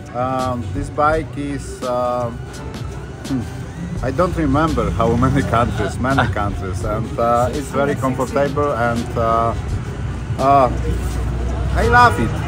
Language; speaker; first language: English; non-native, learner; Polish